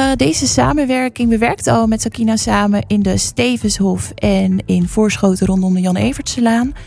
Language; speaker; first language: Dutch; native; Dutch